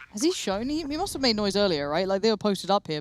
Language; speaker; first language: English; native; English